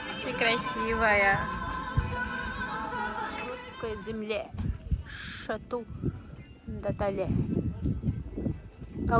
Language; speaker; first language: Russian; non-native, fluent; Mongolian